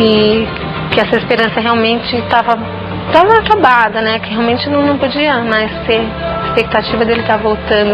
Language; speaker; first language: Portuguese; native; Portuguese